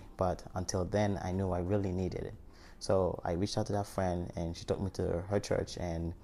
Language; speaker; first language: English; early bilingual, other home language; Haitian Creole